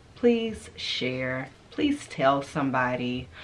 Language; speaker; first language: English; native; English